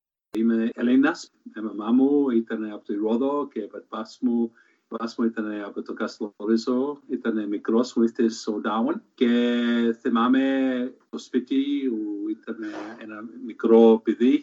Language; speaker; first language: Greek; early bilingual, heritage; Greek